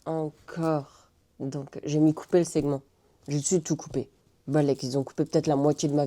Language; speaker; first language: French; native; French